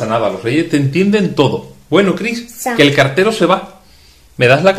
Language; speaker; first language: Spanish; native; Spanish